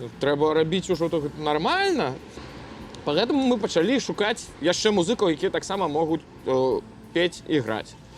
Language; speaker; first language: Belarusian; non-native, local second language; Russian